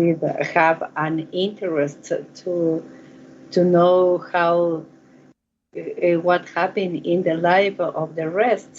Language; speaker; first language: English; non-native, learner; Spanish